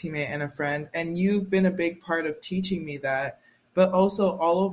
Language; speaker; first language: English; native; English